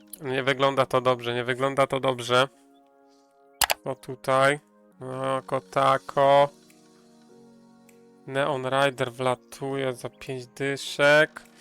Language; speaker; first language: Polish; native; Polish